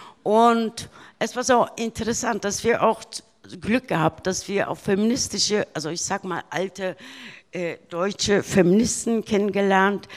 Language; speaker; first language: German; early bilingual, other home language; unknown